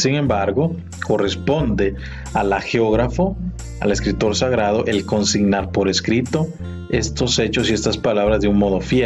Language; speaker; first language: Spanish; native; Spanish